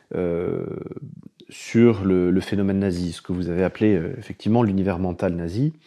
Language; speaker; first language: French; native; French